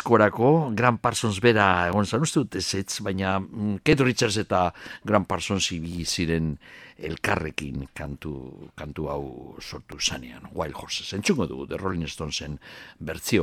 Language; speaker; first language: Basque; native; Basque